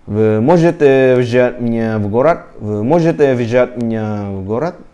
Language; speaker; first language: Russian; non-native, learner; Indonesian